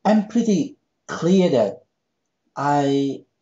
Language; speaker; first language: English; non-native, fluent; Thai